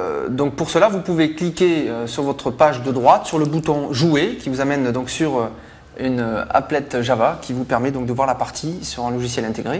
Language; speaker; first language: French; native; French